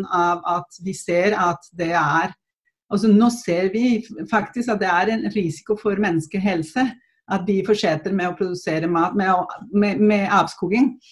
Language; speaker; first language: Norwegian; non-native, fluent; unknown